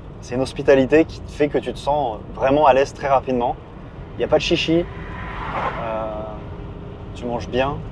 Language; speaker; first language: French; native; French